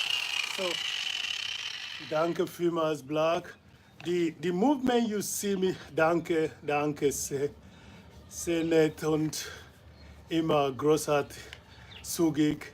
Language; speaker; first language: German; non-native, fluent; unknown